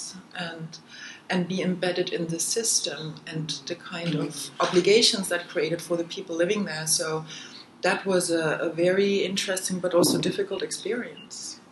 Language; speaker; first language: English; non-native, fluent; German